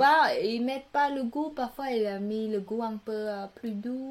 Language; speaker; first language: French; non-native, learner; Khmer